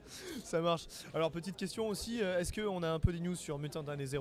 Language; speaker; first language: French; native; French